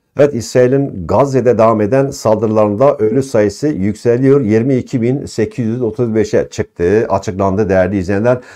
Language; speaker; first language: Turkish; non-native, local second language; Kurdish